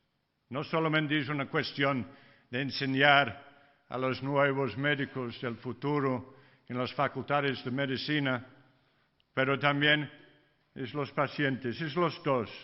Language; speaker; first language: Spanish; non-native, fluent; English